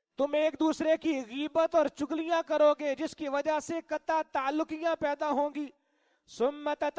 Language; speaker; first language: Urdu; non-native, local second language; Punjabi